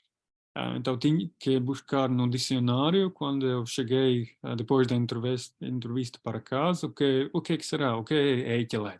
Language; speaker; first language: Portuguese; non-native, fluent; Latvian